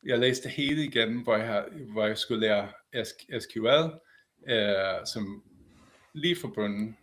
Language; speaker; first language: Danish; non-native, fluent; English